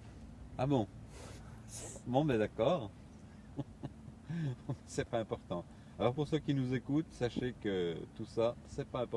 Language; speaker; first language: French; native; French